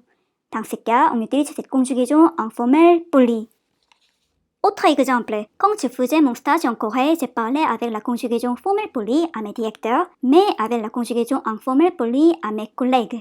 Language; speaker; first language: French; non-native, fluent; Korean